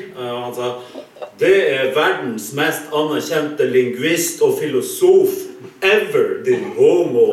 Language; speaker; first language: Norwegian; native; Norwegian